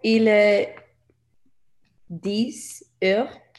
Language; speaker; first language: French; non-native, learner; English